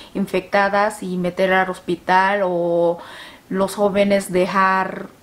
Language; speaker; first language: Spanish; non-native, fluent; Korean